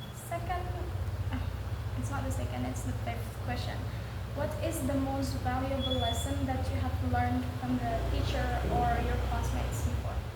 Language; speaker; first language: English; non-native, learner; Indonesian